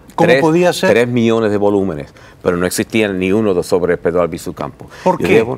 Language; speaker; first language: Spanish; early bilingual, heritage; Spanish